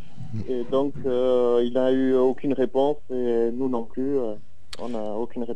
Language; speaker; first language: French; native; French